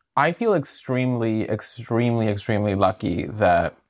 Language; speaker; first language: English; non-native, fluent; Spanish